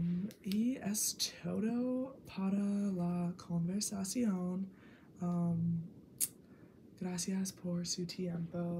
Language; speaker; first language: Spanish; non-native, learner; English